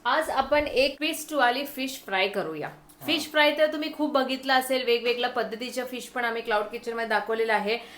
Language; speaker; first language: Marathi; native; Marathi